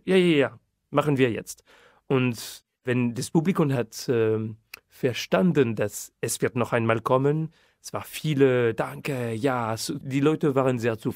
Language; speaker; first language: German; non-native, fluent; French